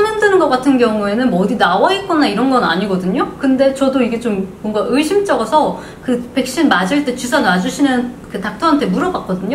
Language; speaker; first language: Korean; early bilingual, heritage; Korean